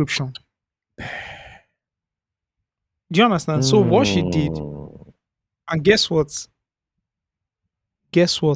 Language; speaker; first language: English; non-native, local second language; Yoruba